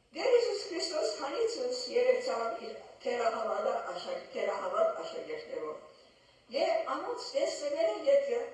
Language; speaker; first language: Armenian; early bilingual, heritage; Armenian